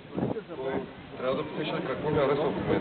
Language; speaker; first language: Bulgarian; non-native, learner; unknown